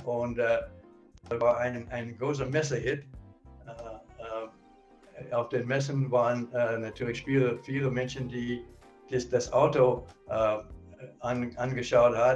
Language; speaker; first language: German; non-native, fluent; English